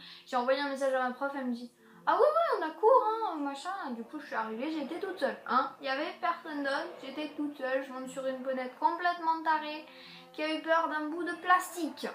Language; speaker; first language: French; native; French